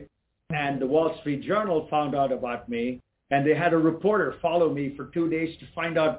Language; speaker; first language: English; non-native, local second language; Tamil